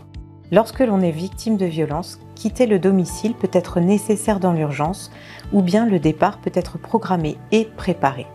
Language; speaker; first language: French; native; French